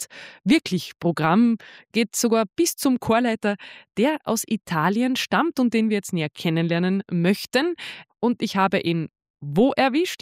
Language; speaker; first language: German; native; German